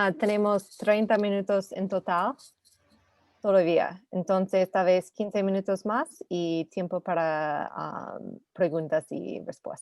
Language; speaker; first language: Spanish; non-native, fluent; English